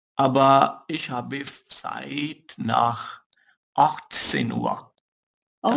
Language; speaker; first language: German; non-native, learner; Urdu